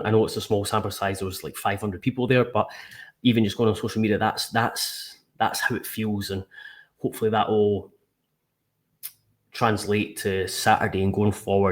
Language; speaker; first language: English; native; English